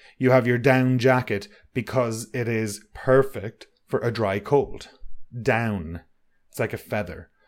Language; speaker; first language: English; native; English